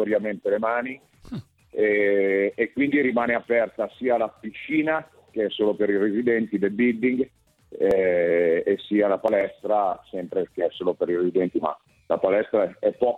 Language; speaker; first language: Italian; native; Italian